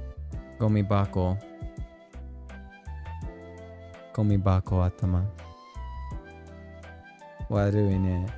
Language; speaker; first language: Japanese; non-native, learner; English